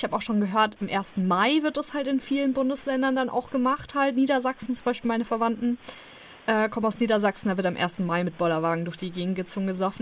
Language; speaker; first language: German; native; German